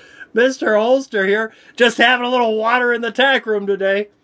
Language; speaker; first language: English; native; English